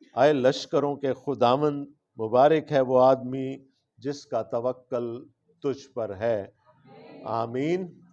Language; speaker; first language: Urdu; non-native, local second language; Punjabi